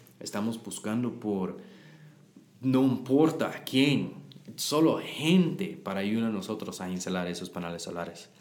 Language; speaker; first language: Spanish; non-native, learner; English